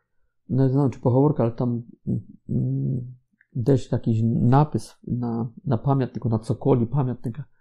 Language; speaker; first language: Ukrainian; non-native, fluent; Polish